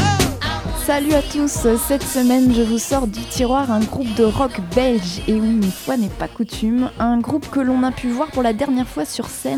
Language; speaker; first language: French; native; French